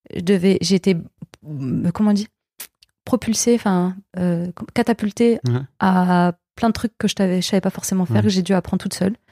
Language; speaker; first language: French; native; French